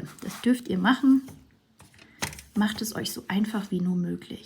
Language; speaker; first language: German; native; German